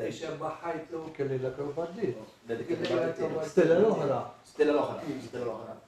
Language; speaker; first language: Maltese; native; Maltese